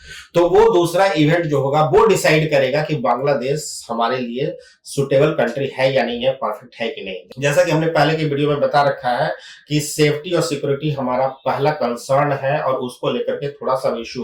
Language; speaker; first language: Hindi; native; Hindi